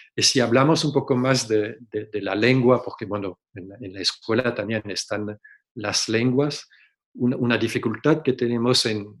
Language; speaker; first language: Spanish; non-native, fluent; French